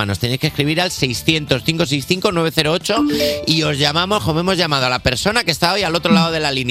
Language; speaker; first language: Spanish; native; Spanish